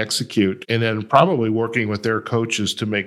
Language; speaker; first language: English; native; English